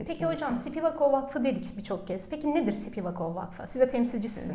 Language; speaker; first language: Turkish; native; Turkish